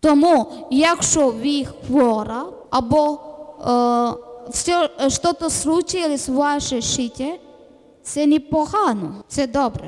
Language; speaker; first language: Ukrainian; non-native, learner; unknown